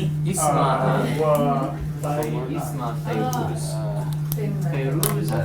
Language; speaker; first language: Arabic; non-native, learner; English